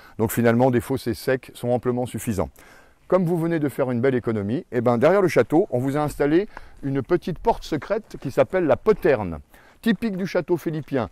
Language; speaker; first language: French; native; French